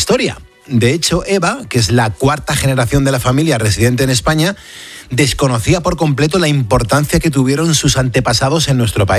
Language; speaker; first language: Spanish; native; Spanish